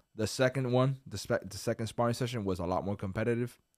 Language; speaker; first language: English; early bilingual, other home language; Spanish